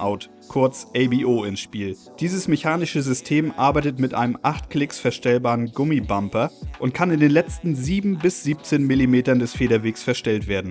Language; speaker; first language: German; native; German